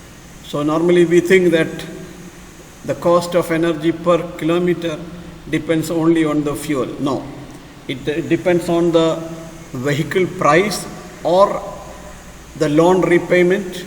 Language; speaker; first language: English; non-native, local second language; Malayalam